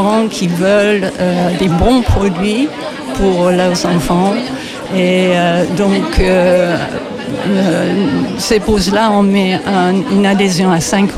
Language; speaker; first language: French; non-native, fluent; English